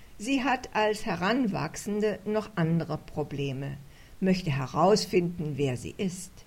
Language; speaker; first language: German; native; German